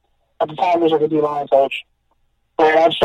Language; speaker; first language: English; native; English